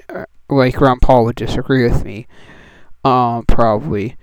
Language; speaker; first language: English; native; English